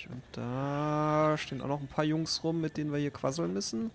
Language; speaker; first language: German; native; German